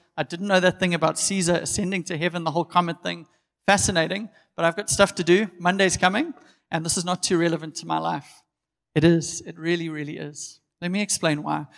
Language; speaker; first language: English; native; English